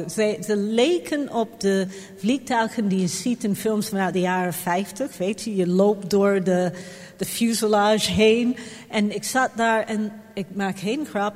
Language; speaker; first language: Dutch; non-native, fluent; English